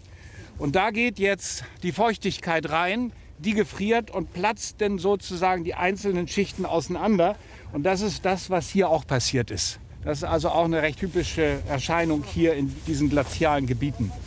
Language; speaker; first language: German; native; German